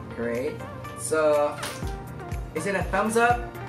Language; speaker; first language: English; non-native, local second language; Filipino